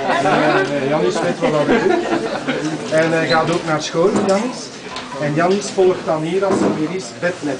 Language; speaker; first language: Dutch; non-native, local second language; French